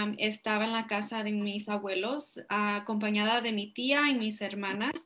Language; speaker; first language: Spanish; early bilingual, heritage; Spanish